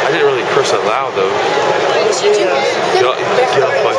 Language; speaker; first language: English; native; English